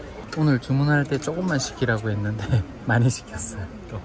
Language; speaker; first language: Korean; native; Korean